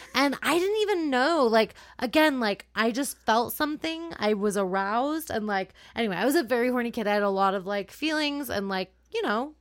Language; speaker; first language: English; native; English